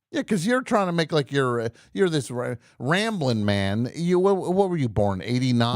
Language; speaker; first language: English; native; English